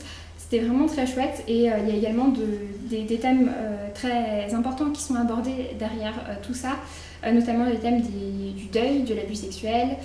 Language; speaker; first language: French; native; French